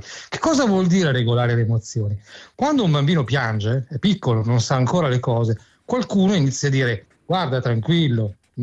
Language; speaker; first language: Italian; native; Italian